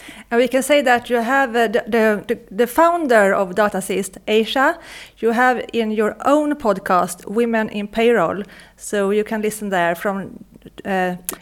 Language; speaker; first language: English; non-native, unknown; Swedish